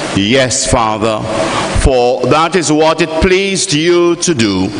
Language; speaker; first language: English; non-native, local second language; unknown